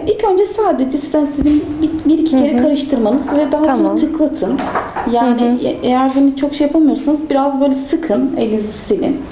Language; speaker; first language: Turkish; native; Turkish